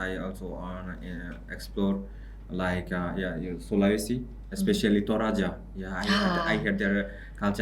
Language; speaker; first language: English; non-native, local second language; Bangla